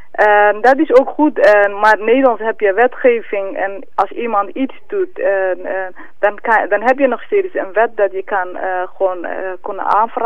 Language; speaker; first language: Dutch; non-native, fluent; Somali